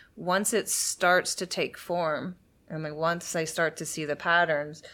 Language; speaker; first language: English; native; English